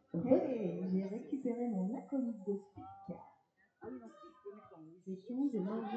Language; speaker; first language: French; native; French